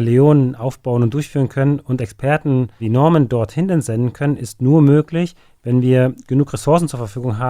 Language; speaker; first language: German; native; German